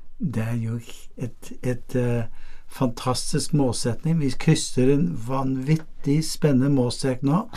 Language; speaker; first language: Norwegian; non-native, fluent; English